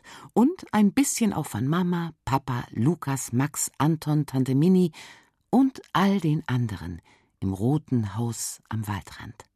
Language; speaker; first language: German; native; German